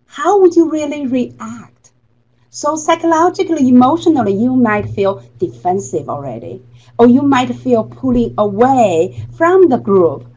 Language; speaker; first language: English; non-native, fluent; Chinese